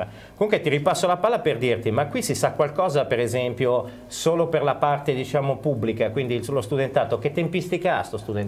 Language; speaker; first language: Italian; native; Italian